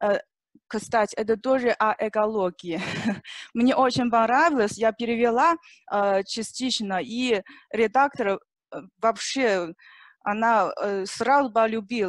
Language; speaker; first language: Russian; non-native, learner; Chinese